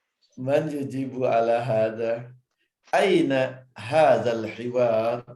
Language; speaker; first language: Arabic; non-native, fluent; Indonesian